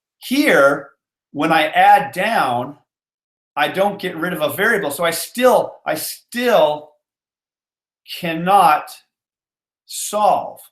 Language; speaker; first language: English; native; English